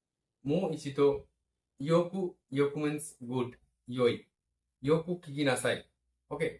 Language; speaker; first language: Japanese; non-native, fluent; Bangla